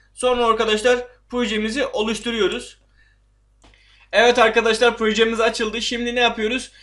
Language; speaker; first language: Turkish; native; Turkish